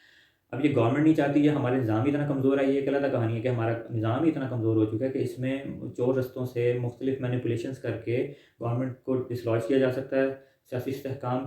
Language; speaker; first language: Urdu; native; Urdu